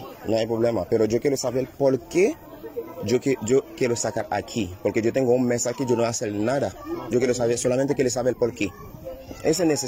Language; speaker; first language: Spanish; non-native, learner; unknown